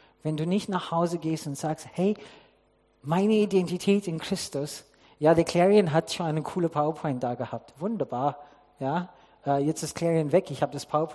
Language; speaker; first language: German; non-native, fluent; English